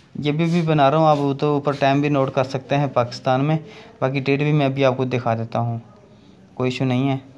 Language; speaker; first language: Urdu; native; Urdu